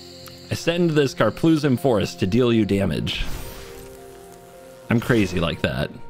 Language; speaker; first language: English; native; English